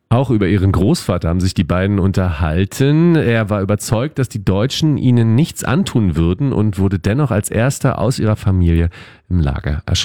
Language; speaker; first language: German; native; German